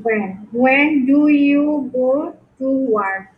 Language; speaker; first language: English; non-native, learner; Bangla